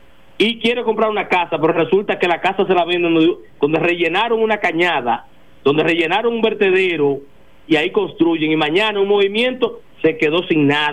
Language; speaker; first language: Spanish; native; Spanish